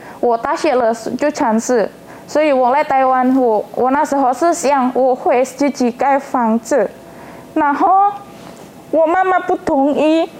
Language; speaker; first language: Chinese; non-native, learner; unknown